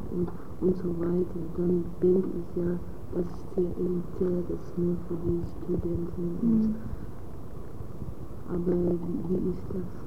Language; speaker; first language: German; non-native, learner; Dutch